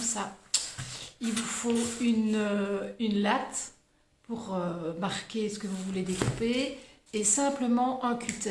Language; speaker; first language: French; native; French